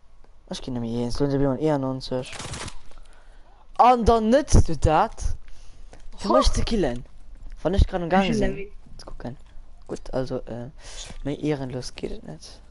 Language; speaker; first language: German; non-native, local second language; Luxembourgish